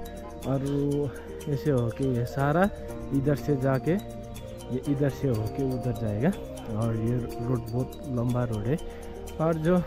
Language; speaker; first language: Hindi; non-native, local second language; Nepali